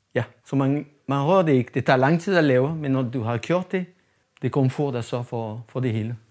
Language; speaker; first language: Danish; non-native, fluent; French